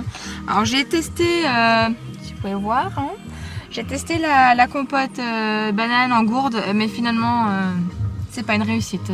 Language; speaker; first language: French; native; French